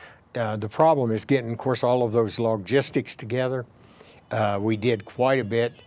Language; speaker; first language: English; native; English